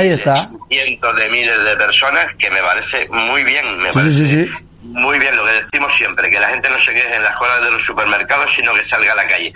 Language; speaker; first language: Spanish; native; Spanish